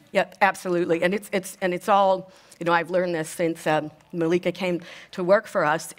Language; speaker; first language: English; native; English